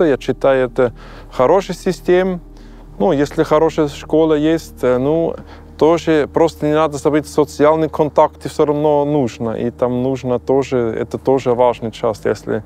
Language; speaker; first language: Russian; non-native, learner; German